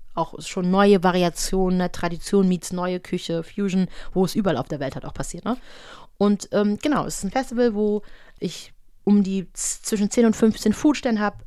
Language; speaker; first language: German; native; German